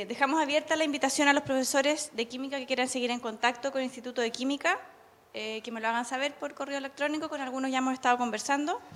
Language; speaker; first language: Spanish; native; Spanish